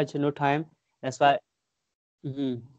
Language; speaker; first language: English; non-native, fluent; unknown